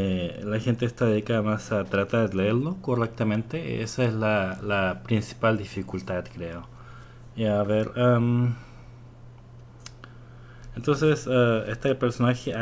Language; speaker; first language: Spanish; non-native, fluent; Korean